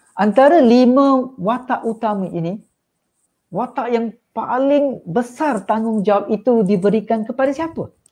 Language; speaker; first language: Malay; non-native, local second language; Tamil